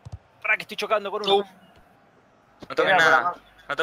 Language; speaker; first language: Spanish; native; Spanish